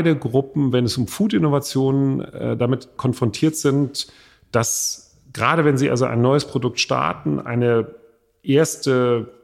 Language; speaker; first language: German; native; German